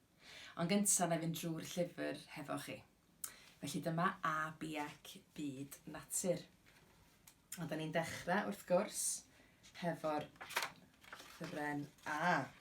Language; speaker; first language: Welsh; native; Welsh